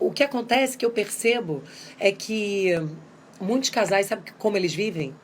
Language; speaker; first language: Portuguese; native; Portuguese